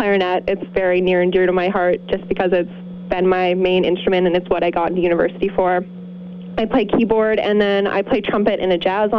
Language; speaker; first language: English; native; English